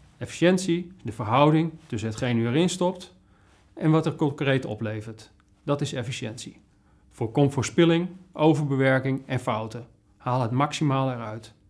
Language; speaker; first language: Dutch; native; Dutch